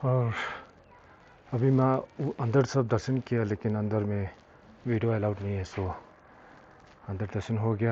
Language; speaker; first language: Hindi; non-native, local second language; Tibetan